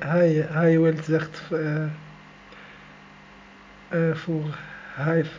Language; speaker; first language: Dutch; non-native, learner; Arabic